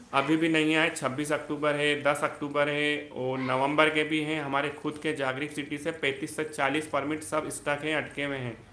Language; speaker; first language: Hindi; native; Hindi